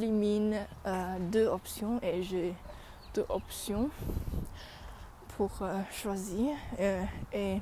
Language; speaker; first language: French; non-native, learner; English